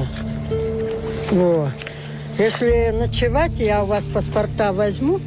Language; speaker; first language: Russian; native; Russian